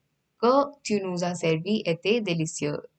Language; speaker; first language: French; non-native, fluent; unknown